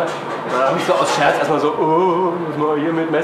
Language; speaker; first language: German; native; German